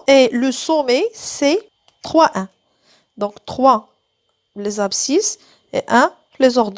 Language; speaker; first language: French; non-native, local second language; Arabic